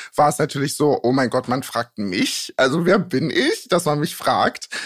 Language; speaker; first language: German; native; German